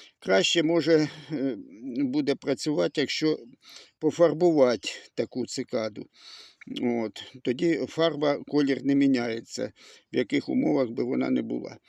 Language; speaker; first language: Ukrainian; native; Ukrainian